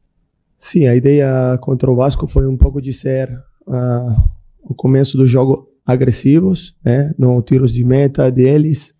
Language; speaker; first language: Portuguese; non-native, learner; Italian